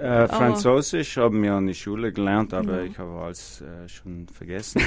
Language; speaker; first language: German; non-native, learner; English